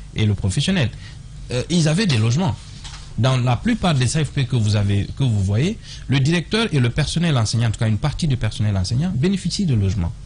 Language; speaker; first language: French; non-native, local second language; Fula